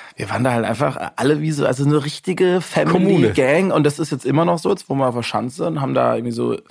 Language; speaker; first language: German; native; German